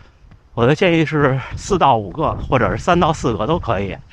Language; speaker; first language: Chinese; native; Chinese